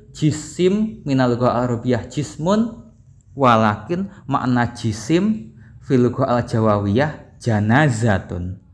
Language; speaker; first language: Arabic; non-native, learner; Javanese